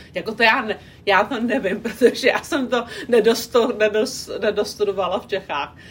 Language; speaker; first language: Czech; non-native, local second language; English